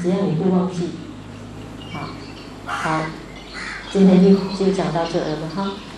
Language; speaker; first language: Chinese; native; Chinese